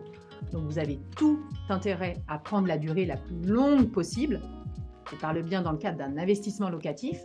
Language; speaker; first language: French; native; French